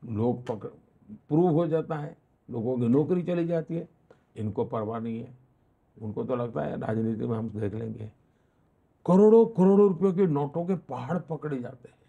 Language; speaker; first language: Hindi; non-native, local second language; Gujarati